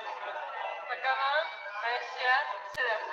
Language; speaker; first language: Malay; non-native, learner; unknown